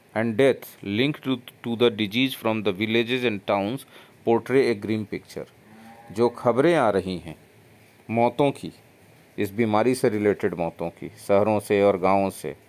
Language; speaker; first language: Hindi; native; Hindi